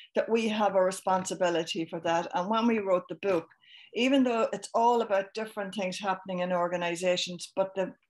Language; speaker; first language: English; native; English